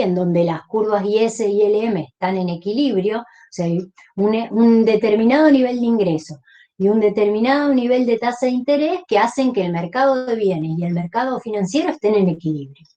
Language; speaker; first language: Spanish; native; Spanish